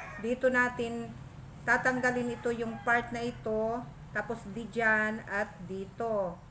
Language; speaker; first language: Filipino; non-native, local second language; Masbatenyo